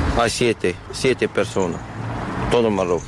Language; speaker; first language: Spanish; non-native, learner; Arabic